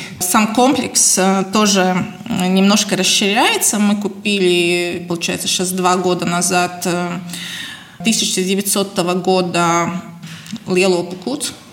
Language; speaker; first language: Russian; non-native, local second language; Latvian